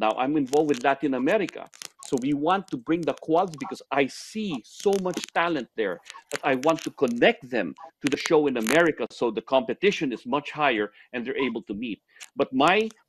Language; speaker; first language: English; native; English